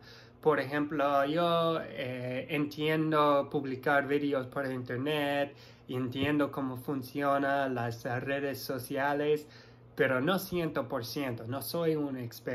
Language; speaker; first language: Spanish; non-native, fluent; English